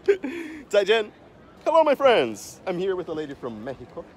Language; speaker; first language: English; non-native, fluent; Portuguese